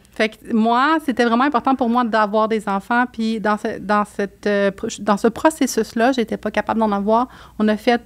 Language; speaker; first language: French; native; French